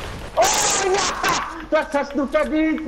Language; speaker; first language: German; non-native, learner; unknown